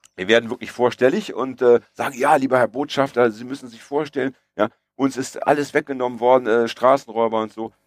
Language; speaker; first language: German; early bilingual, other home language; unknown